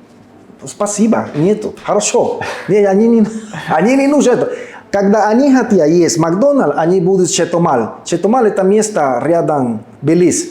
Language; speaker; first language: Russian; non-native, learner; Spanish